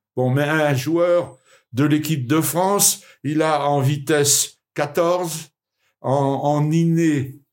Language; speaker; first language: French; native; French